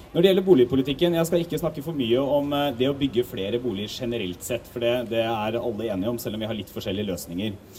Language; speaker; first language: Norwegian; native; Norwegian